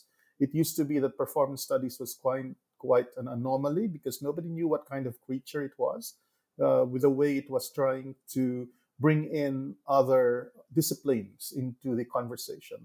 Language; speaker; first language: English; non-native, local second language; Hiligaynon